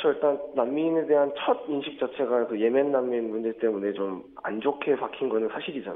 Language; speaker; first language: Korean; native; Korean